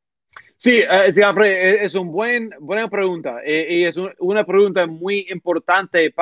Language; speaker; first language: Spanish; non-native, learner; English